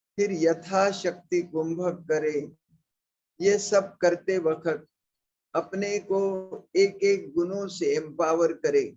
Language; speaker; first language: Hindi; non-native, local second language; Marathi